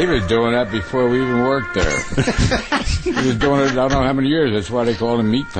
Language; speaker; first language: English; native; English